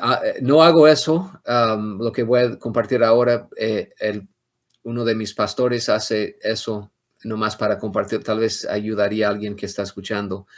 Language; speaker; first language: Spanish; non-native, fluent; English